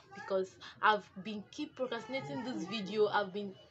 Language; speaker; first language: English; non-native, local second language; Igbo